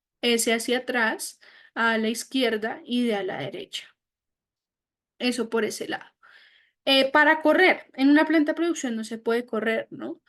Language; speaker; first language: Spanish; native; Spanish